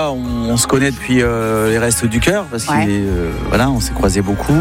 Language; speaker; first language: French; native; French